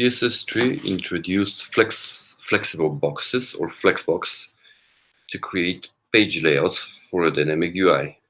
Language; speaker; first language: English; non-native, fluent; Korean